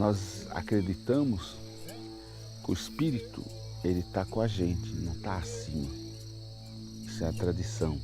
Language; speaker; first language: Portuguese; non-native, local second language; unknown